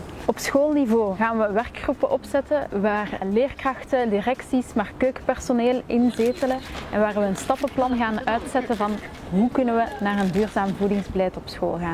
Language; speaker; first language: Dutch; native; Dutch